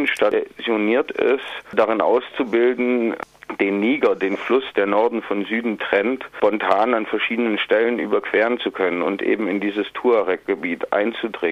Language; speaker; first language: German; native; German